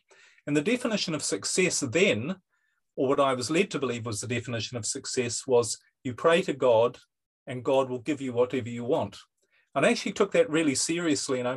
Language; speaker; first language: English; native; English